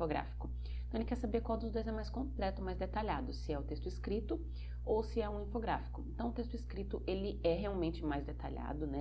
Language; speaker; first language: Portuguese; native; Portuguese